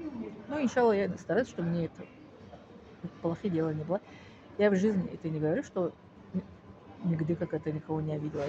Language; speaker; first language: Russian; non-native, local second language; Tajik